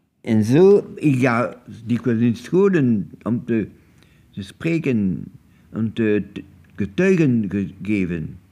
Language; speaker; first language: Dutch; non-native, local second language; French